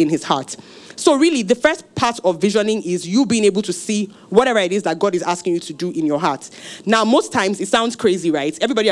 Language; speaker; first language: English; non-native, local second language; Yoruba